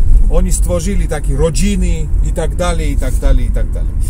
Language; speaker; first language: Polish; non-native, fluent; Georgian